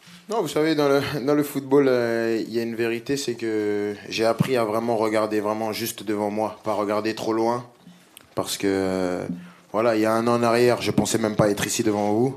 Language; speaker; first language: French; native; French